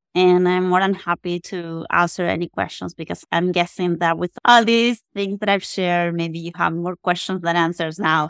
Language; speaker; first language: English; non-native, fluent; Spanish